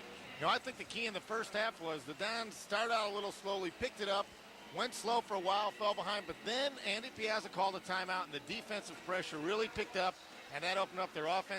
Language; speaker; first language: English; native; English